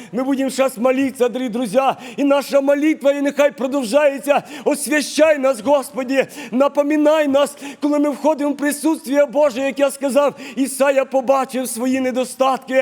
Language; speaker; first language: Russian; non-native, local second language; Ukrainian